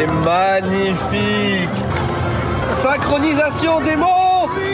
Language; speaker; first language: French; native; French